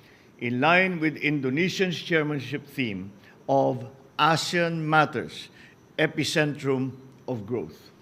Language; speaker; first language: English; non-native, local second language; Filipino